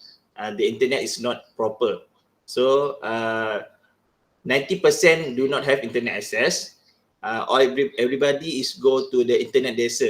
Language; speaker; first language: English; non-native, local second language; Malay